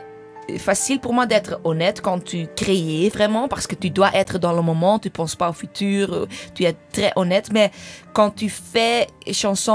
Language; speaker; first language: French; non-native, fluent; English